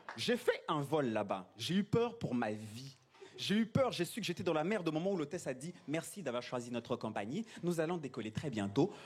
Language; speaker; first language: French; non-native, local second language; Kinyarwanda